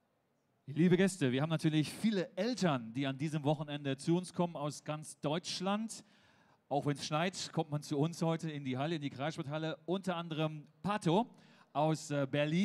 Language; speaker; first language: German; native; German